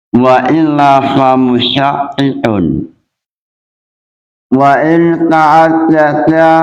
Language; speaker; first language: Arabic; non-native, fluent; Indonesian